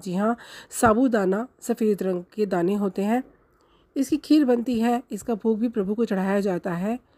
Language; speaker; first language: Hindi; native; Hindi